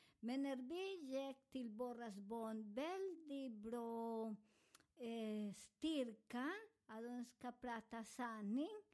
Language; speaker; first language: Swedish; non-native, learner; Spanish